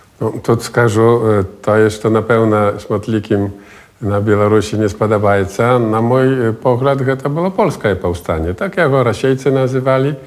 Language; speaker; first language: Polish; non-native, local second language; Belarusian